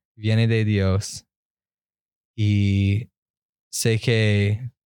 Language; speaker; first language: Spanish; non-native, fluent; English